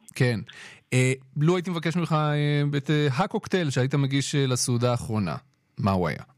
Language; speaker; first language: Hebrew; native; Hebrew